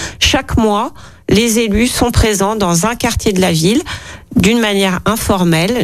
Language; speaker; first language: French; native; French